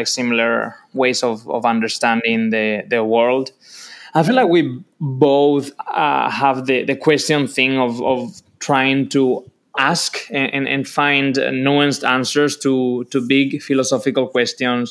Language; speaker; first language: English; non-native, fluent; Spanish